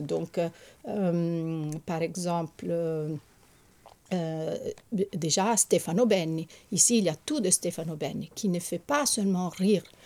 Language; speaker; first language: French; non-native, fluent; Italian